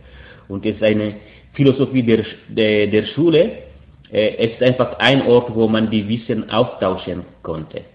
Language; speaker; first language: German; non-native, fluent; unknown